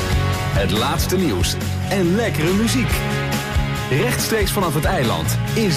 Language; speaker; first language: Dutch; native; Dutch